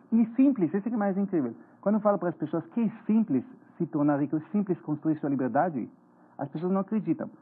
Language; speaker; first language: Portuguese; non-native, fluent; Hebrew